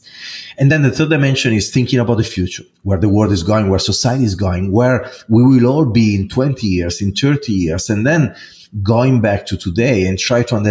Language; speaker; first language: English; non-native, fluent; Italian